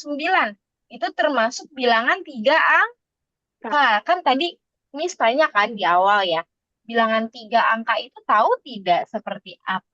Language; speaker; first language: Indonesian; native; Indonesian